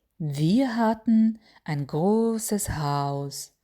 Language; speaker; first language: German; non-native, fluent; Ukrainian